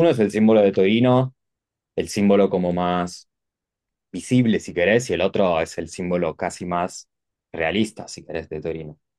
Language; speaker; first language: Spanish; non-native, fluent; Italian